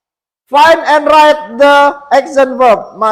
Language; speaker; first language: English; non-native, fluent; Indonesian